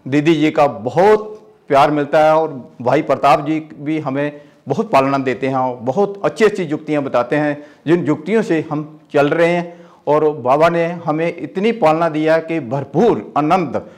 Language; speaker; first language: Hindi; native; Hindi